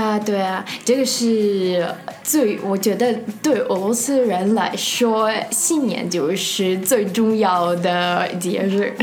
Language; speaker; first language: Chinese; non-native, fluent; Russian